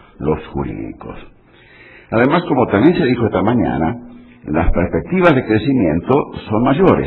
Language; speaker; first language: Spanish; native; Spanish